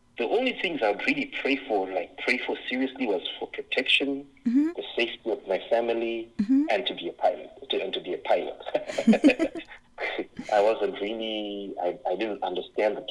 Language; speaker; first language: English; non-native, local second language; Shona